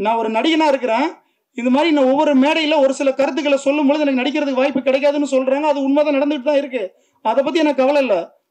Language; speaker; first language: Tamil; native; Tamil